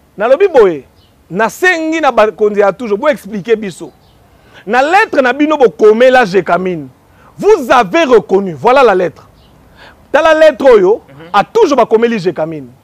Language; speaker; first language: Lingala; non-native, local second language; Swahili